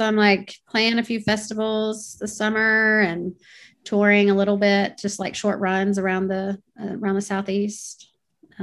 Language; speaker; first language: English; native; English